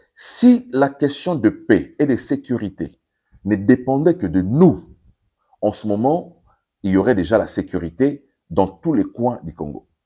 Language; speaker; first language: French; non-native, local second language; Lingala